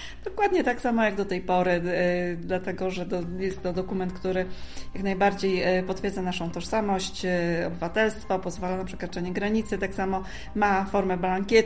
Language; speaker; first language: Polish; native; Polish